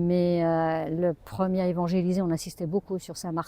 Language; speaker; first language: French; native; French